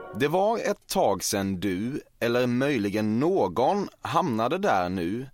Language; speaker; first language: Swedish; native; Swedish